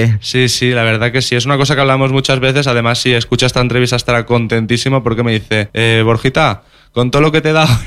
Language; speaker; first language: Spanish; non-native, local second language; Catalan